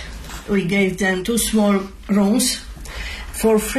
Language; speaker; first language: English; non-native, learner; Polish